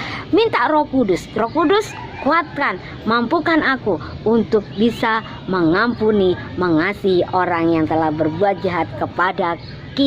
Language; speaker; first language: Indonesian; non-native, local second language; Javanese